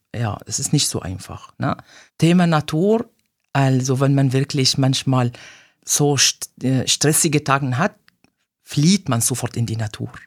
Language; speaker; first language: German; non-native, fluent; Arabic